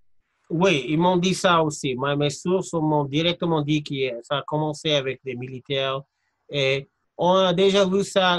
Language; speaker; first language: French; non-native, fluent; English